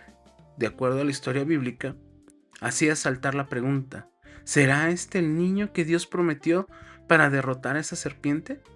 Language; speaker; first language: Spanish; native; Spanish